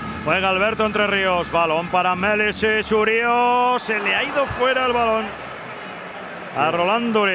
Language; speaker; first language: Spanish; native; Spanish